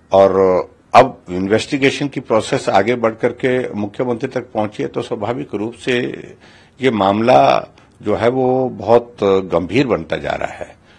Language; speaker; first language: Hindi; native; Hindi